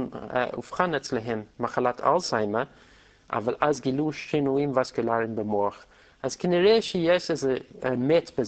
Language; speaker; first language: Hebrew; non-native, fluent; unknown